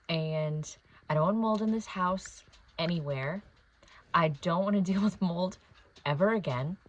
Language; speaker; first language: English; native; English